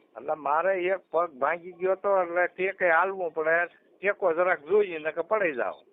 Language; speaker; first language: Gujarati; native; Gujarati